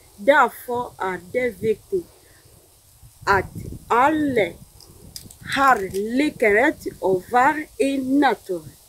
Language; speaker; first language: Norwegian; non-native, learner; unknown